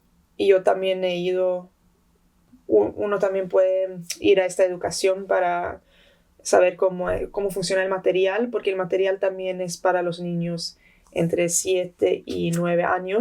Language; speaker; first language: Spanish; early bilingual, heritage; Spanish